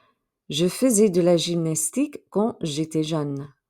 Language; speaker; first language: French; non-native, fluent; English